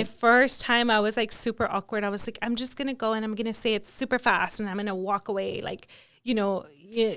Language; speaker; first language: English; early bilingual, other home language; Spanish